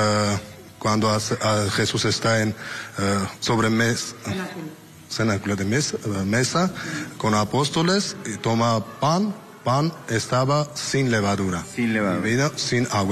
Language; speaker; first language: Spanish; non-native, learner; Armenian